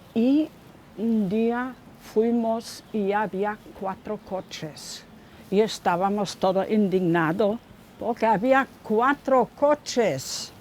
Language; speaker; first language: Spanish; non-native, fluent; German